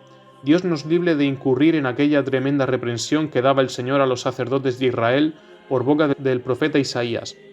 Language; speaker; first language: Spanish; native; Spanish